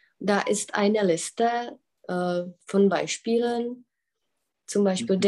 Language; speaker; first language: German; non-native, fluent; Czech